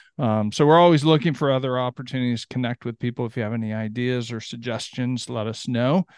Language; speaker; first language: English; native; English